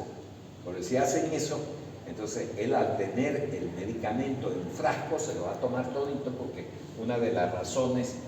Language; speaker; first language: Spanish; native; Spanish